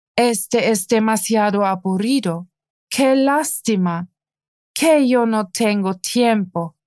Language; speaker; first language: Spanish; non-native, learner; German